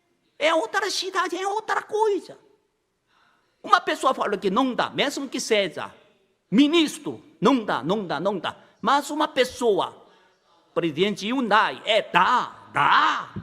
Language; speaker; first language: Portuguese; non-native, learner; Korean